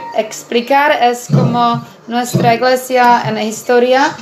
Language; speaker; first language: Spanish; non-native, learner; Czech